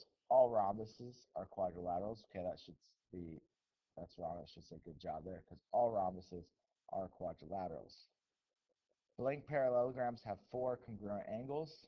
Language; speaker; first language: English; native; English